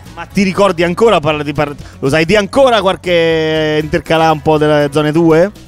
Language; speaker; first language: Italian; native; Italian